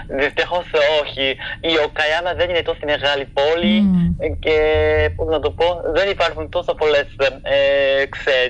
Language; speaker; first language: Greek; non-native, fluent; Japanese